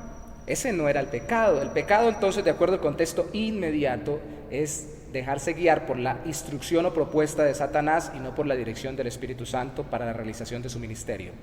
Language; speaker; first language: Spanish; native; Spanish